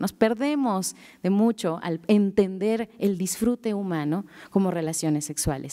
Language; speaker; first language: Spanish; native; Spanish